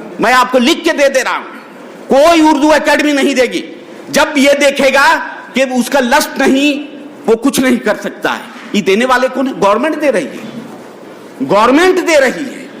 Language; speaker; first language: Urdu; native; Urdu